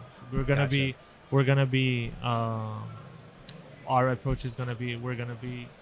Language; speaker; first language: English; non-native, fluent; Turkish